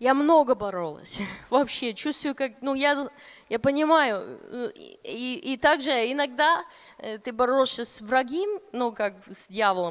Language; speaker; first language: Russian; non-native, fluent; English